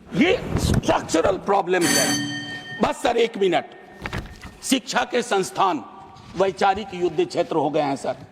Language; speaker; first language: Hindi; native; Hindi